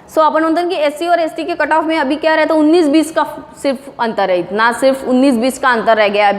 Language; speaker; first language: Hindi; non-native, local second language; Marathi